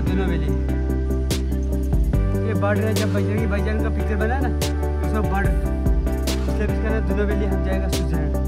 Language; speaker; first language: Hindi; non-native, local second language; Kashmiri